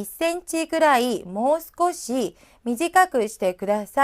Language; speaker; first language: Japanese; non-native, fluent; Korean